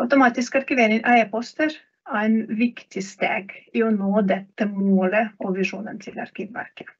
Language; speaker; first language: Norwegian; non-native, fluent; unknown